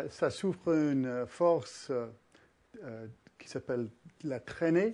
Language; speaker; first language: French; early bilingual, heritage; English